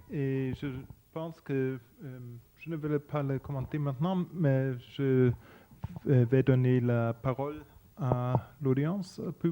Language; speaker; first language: French; non-native, fluent; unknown